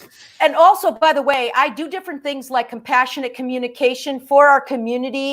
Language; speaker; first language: English; native; English